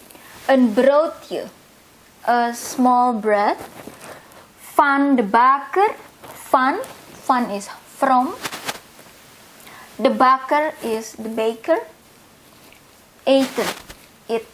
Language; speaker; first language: Dutch; non-native, fluent; Indonesian